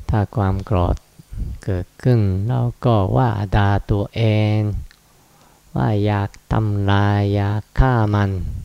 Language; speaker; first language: Thai; non-native, fluent; Japanese